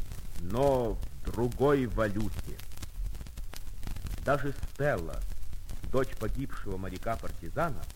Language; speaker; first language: Russian; native; Russian